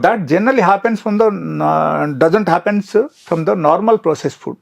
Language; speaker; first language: English; non-native, local second language; Telugu